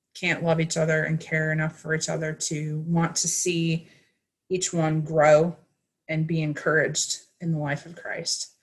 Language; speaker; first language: English; native; English